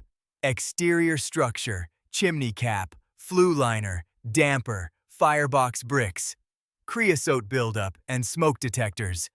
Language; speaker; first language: English; native; English